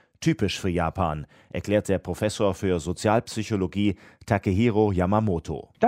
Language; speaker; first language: German; native; German